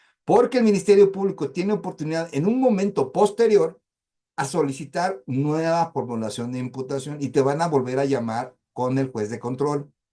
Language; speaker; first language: Spanish; native; Spanish